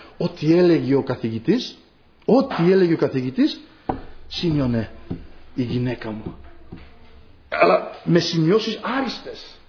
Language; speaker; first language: Greek; non-native, fluent; Polish